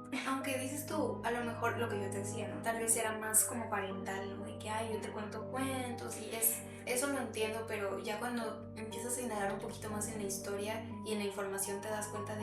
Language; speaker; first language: Spanish; native; Spanish